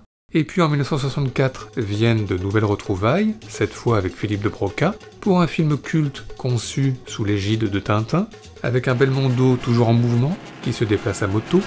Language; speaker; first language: French; native; French